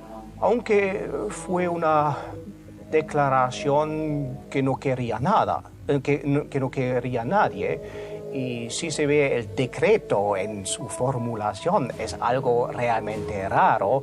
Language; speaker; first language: Spanish; non-native, fluent; German